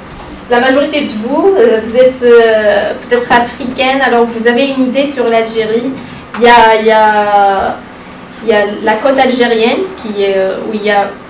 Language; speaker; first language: French; non-native, local second language; Arabic